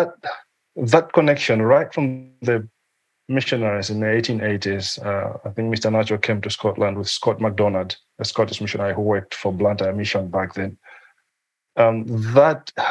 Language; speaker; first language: English; non-native, local second language; Nyanja